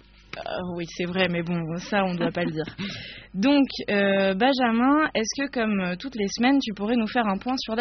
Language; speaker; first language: French; native; French